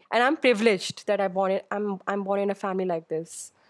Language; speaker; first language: English; non-native, local second language; Urdu